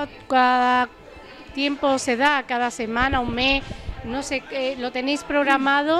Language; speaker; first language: Spanish; native; Spanish